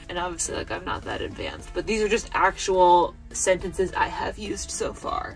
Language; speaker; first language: English; native; English